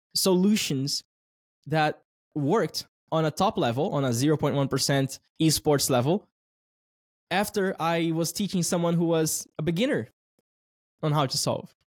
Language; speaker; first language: English; non-native, fluent; Portuguese